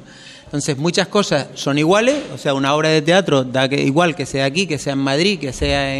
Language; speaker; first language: Spanish; native; Spanish